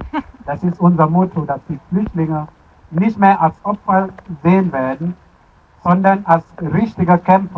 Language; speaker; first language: German; non-native, fluent; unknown